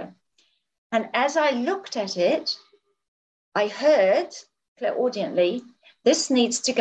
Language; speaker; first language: English; native; English